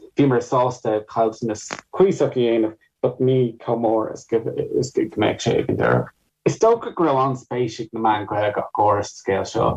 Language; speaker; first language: Irish; non-native, local second language; English